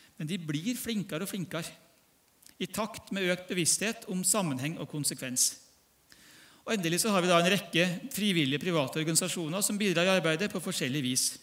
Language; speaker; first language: Norwegian; native; Norwegian